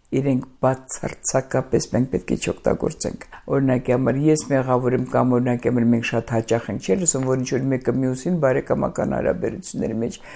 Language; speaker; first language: Armenian; native; Armenian